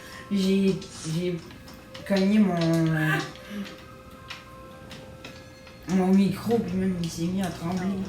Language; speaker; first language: French; native; French